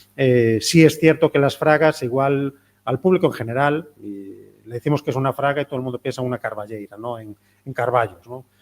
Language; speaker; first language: Spanish; non-native, local second language; Galician